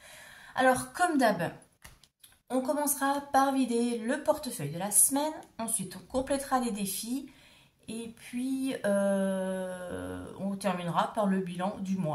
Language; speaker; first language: French; native; French